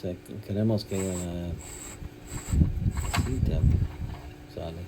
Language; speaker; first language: Spanish; non-native, learner; English